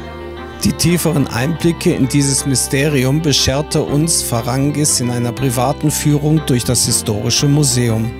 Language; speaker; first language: German; native; German